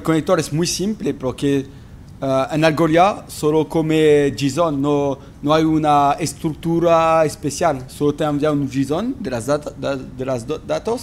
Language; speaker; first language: Spanish; non-native, fluent; French